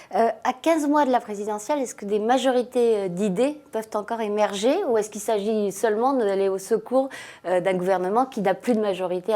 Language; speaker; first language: French; native; French